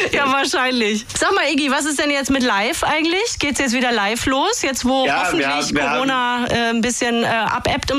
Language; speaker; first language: German; native; German